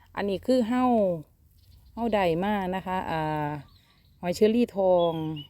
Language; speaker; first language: Thai; native; Thai